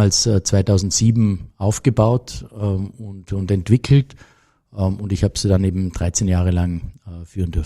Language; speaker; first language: German; native; German